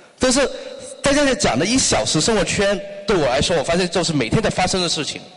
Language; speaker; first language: Chinese; non-native, local second language; Cantonese